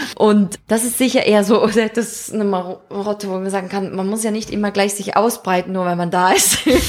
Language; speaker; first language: German; native; German